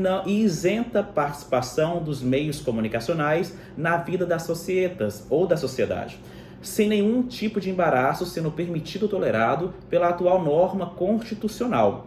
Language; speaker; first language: Portuguese; native; Portuguese